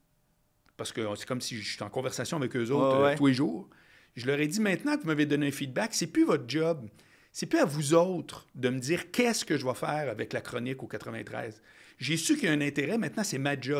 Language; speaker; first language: French; native; French